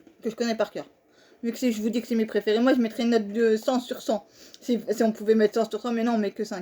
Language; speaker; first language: French; native; French